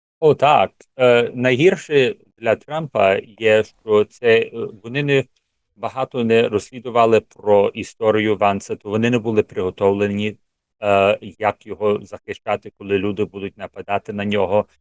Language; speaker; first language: Ukrainian; early bilingual, heritage; English